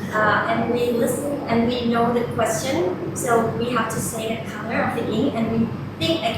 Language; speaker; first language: English; non-native, learner; Malay